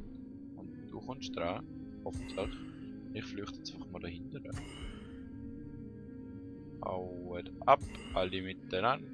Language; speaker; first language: German; native; German